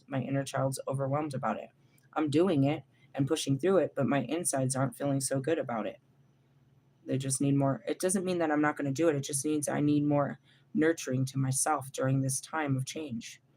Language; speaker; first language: English; native; English